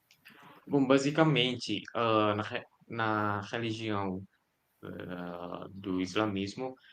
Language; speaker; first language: Portuguese; non-native, fluent; Indonesian